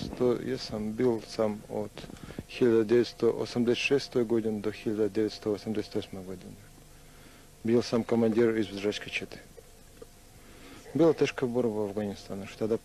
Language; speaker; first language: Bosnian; non-native, learner; Russian